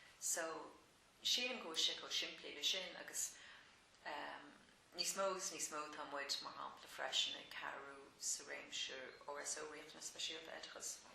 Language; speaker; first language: Irish; non-native, local second language; English